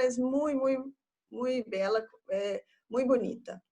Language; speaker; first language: Spanish; non-native, learner; Portuguese